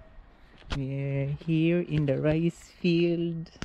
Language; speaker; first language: English; non-native, learner; Filipino